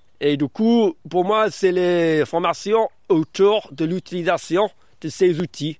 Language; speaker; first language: French; early bilingual, other home language; English